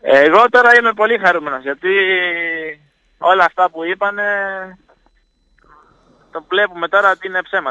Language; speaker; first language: Greek; non-native, fluent; Italian